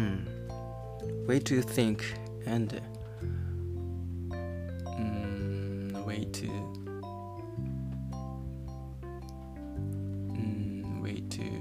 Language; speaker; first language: English; non-native, learner; Japanese